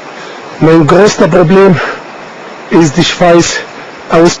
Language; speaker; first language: German; non-native, fluent; Arabic